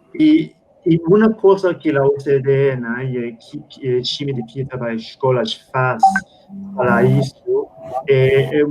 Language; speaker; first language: Portuguese; non-native, fluent; Spanish